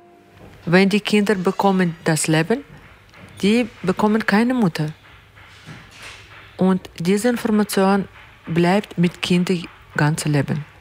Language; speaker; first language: German; non-native, learner; Ukrainian